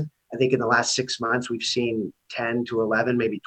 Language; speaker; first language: English; native; English